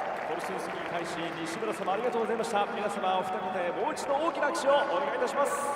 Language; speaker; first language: Japanese; native; Japanese